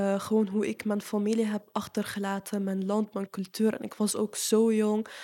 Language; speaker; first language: Dutch; non-native, fluent; Arabic